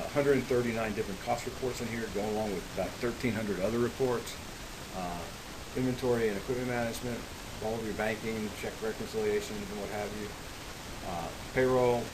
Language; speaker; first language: English; native; English